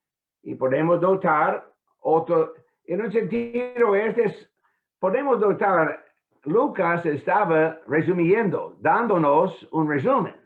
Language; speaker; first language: Spanish; non-native, fluent; English